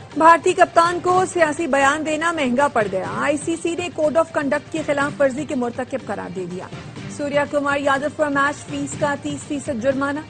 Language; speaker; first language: Urdu; native; Urdu